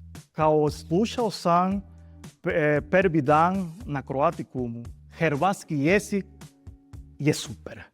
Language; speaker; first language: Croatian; non-native, learner; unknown